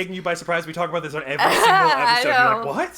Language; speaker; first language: English; native; English